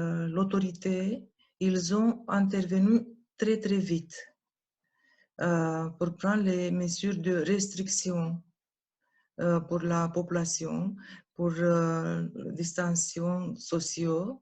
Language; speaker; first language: French; non-native, learner; Romanian